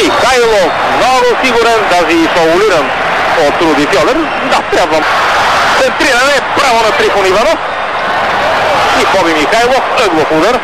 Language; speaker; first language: Bulgarian; native; Bulgarian